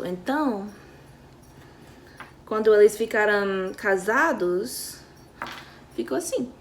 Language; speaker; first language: Portuguese; non-native, fluent; English